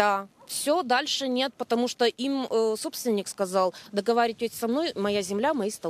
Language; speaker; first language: Russian; native; Russian